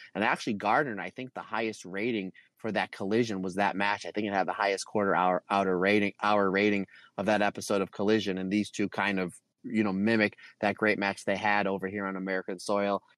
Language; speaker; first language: English; native; English